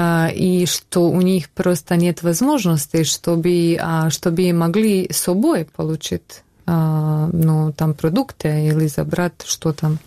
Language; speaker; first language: Russian; non-native, learner; Bosnian